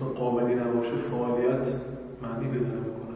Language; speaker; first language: Persian; native; Persian